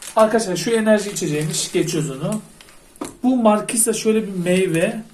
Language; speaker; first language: Turkish; native; Turkish